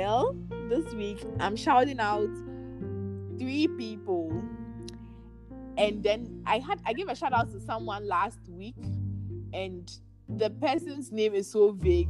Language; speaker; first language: English; non-native, local second language; Akan